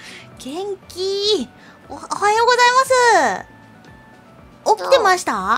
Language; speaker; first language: Japanese; native; Japanese